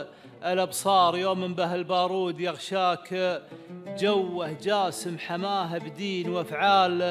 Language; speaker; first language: Arabic; native; Arabic